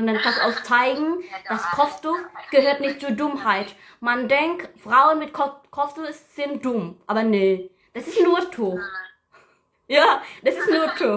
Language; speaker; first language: German; non-native, learner; Indonesian